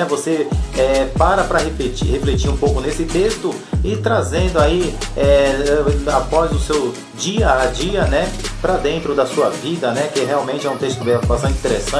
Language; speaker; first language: Portuguese; native; Portuguese